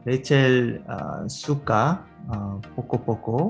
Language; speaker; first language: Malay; non-native, learner; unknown